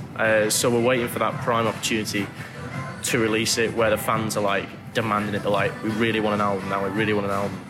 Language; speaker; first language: English; native; English